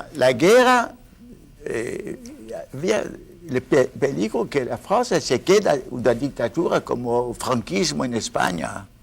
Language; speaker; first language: Spanish; non-native, fluent; French